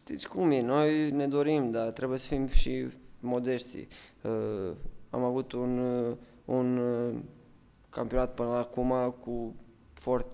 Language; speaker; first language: Romanian; non-native, fluent; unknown